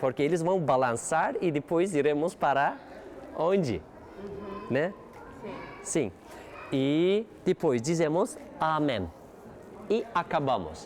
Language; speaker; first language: Portuguese; non-native, learner; Turkish